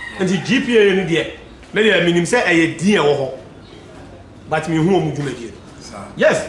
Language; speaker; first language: English; non-native, local second language; Akan